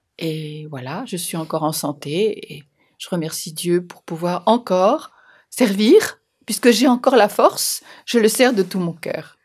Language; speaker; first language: French; native; French